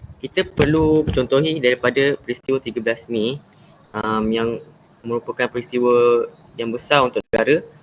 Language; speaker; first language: Malay; native; Malay